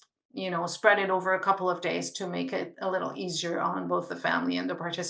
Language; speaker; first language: English; non-native, local second language; French